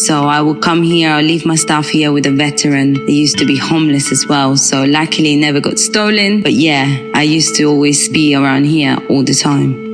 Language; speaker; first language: English; non-native, fluent; Spanish